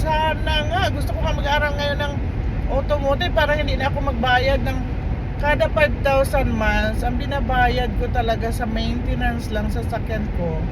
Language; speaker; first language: Filipino; non-native, local second language; Cebuano